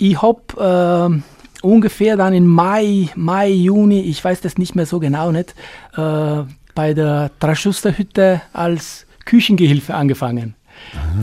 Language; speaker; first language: German; non-native, fluent; Albanian